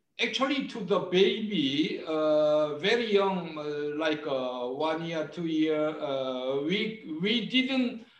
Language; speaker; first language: English; non-native, learner; Korean